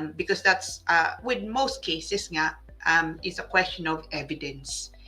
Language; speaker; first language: English; non-native, local second language; Filipino